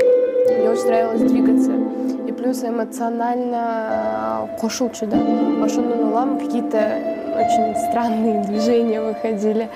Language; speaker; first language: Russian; non-native, local second language; Kyrgyz